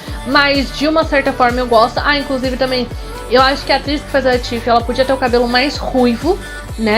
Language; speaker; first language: Portuguese; native; Portuguese